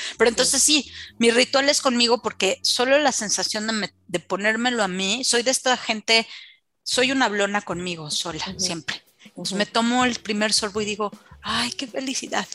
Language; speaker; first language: Spanish; native; Spanish